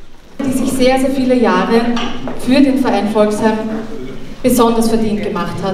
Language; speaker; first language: German; native; German